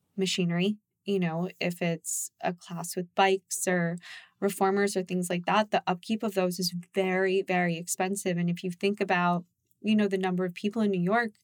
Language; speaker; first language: English; early bilingual, other home language; Japanese